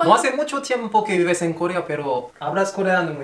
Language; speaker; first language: Spanish; non-native, fluent; French